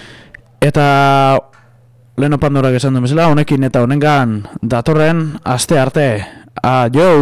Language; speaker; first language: Basque; native; Basque